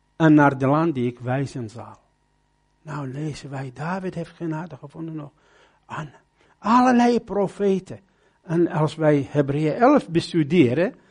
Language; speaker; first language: Dutch; non-native, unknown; Arabic